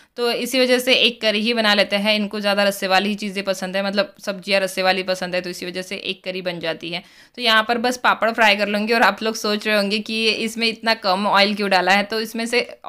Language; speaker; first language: Hindi; native; Hindi